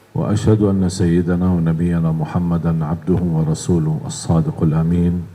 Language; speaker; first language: Malay; non-native, fluent; Arabic